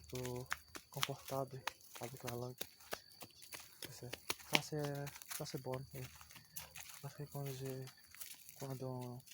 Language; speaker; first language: French; non-native, learner; Portuguese